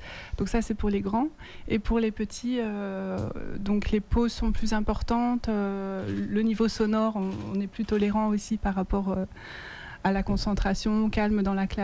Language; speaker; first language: French; native; French